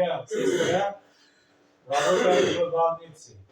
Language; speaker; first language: Russian; non-native, learner; Uzbek